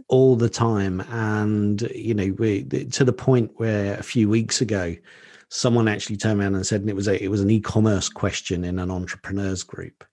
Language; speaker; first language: English; native; English